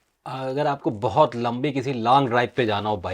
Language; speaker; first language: Hindi; native; Hindi